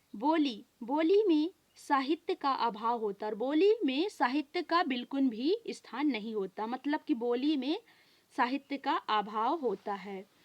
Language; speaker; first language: Hindi; native; Hindi